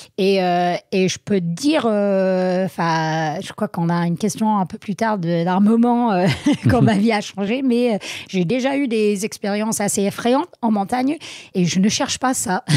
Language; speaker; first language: French; non-native, fluent; English